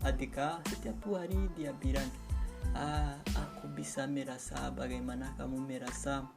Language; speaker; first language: Indonesian; non-native, fluent; Kinyarwanda